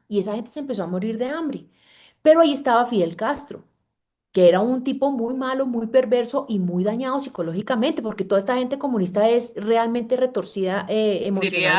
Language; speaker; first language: Spanish; native; Spanish